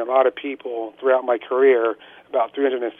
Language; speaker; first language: English; native; English